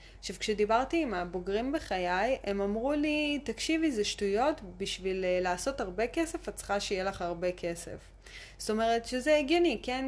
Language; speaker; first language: Hebrew; early bilingual, other home language; Russian